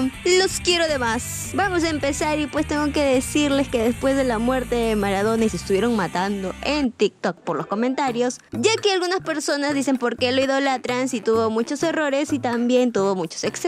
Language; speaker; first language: Spanish; native; Spanish